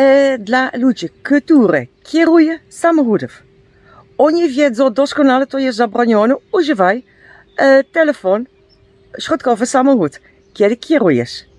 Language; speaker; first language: Polish; non-native, learner; Dutch